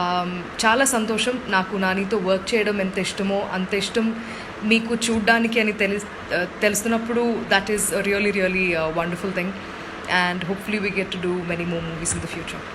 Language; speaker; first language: Telugu; non-native, fluent; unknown